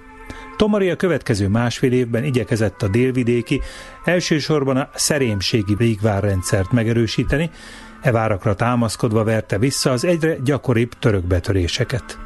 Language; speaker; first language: Hungarian; native; Hungarian